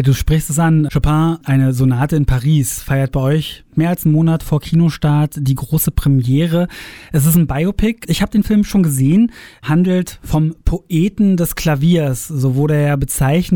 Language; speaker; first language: German; native; German